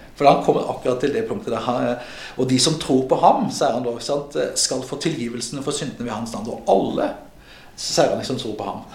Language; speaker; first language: Norwegian; native; Norwegian